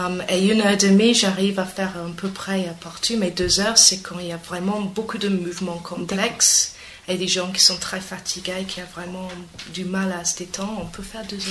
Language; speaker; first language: French; non-native, fluent; English